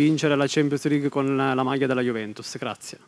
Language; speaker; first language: Italian; native; Italian